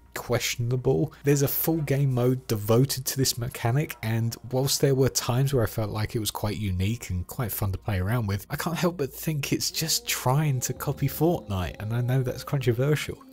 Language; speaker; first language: English; native; English